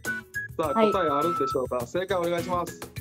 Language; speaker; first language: Japanese; native; Japanese